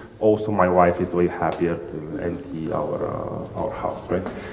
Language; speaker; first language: English; non-native, fluent; Romanian